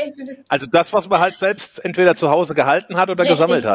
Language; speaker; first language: German; native; German